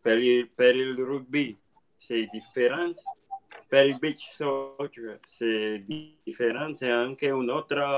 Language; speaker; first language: Italian; non-native, learner; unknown